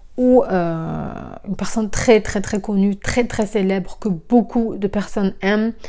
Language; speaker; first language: French; non-native, local second language; Arabic